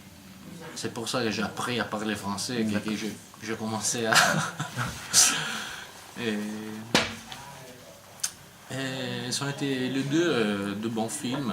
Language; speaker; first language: French; non-native, learner; Italian